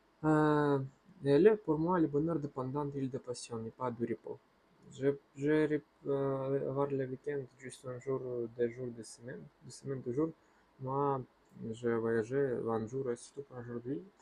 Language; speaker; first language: French; non-native, learner; Russian